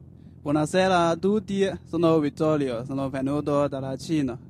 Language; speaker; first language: Italian; non-native, learner; Chinese